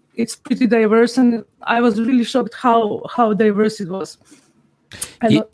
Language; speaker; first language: English; non-native, fluent; Macedonian